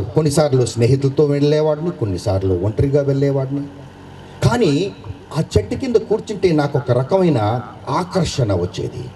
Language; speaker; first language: Telugu; non-native, local second language; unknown